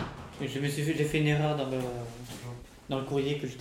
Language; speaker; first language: French; native; French